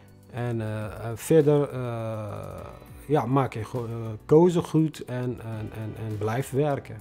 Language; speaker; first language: Dutch; non-native, fluent; Tigrinya